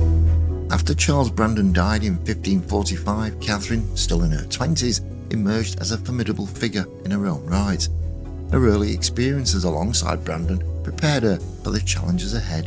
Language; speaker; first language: English; native; English